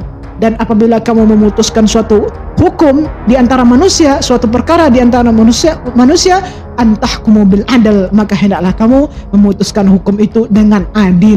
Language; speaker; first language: Indonesian; native; Indonesian